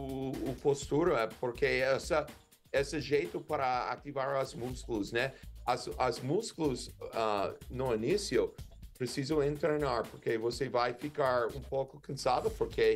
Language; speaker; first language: Portuguese; non-native, learner; English